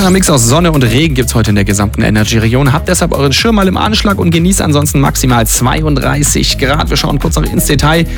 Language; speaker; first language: German; native; German